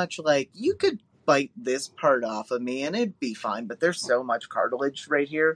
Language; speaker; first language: English; native; English